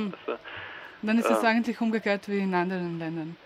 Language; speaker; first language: German; non-native, learner; Slovenian